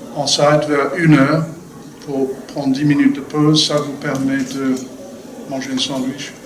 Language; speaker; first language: French; non-native, fluent; English